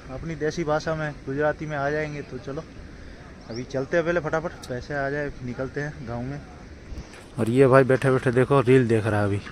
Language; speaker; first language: Hindi; non-native, local second language; Gujarati